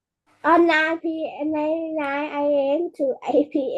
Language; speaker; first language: English; non-native, learner; Vietnamese